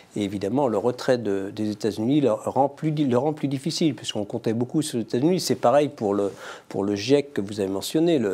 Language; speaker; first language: French; native; French